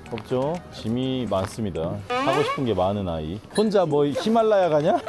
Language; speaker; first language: Korean; native; Korean